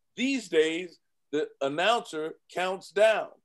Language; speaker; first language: English; native; English